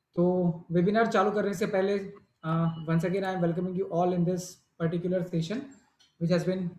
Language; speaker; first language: Hindi; non-native, local second language; Gujarati